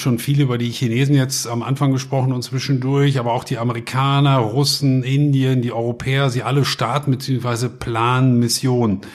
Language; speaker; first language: German; native; German